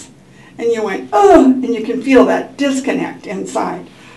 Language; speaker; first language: English; native; English